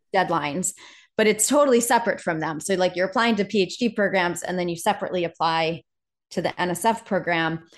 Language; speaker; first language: English; native; English